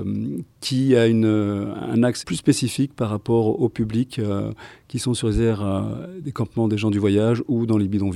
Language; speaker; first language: French; native; French